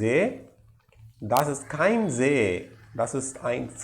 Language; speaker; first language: German; non-native, learner; Tamil